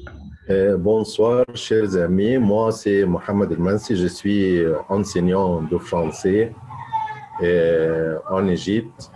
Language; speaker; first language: French; non-native, fluent; Arabic